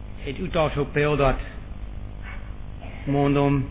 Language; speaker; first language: Hungarian; non-native, fluent; English